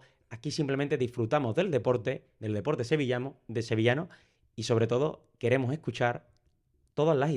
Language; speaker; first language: Spanish; native; Spanish